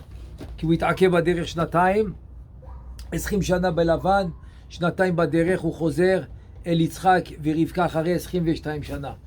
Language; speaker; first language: Hebrew; non-native, fluent; French